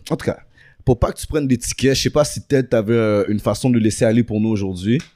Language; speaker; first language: French; early bilingual, other home language; Haitian Creole